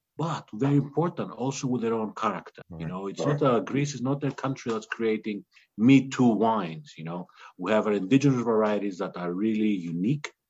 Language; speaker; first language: English; non-native, fluent; Greek